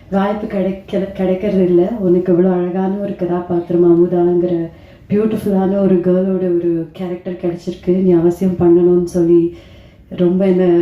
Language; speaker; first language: Tamil; native; Tamil